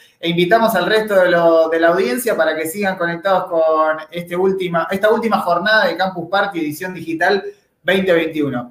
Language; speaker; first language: Spanish; native; Spanish